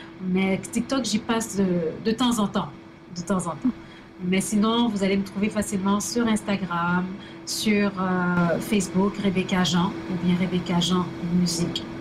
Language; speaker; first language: French; early bilingual, other home language; Haitian Creole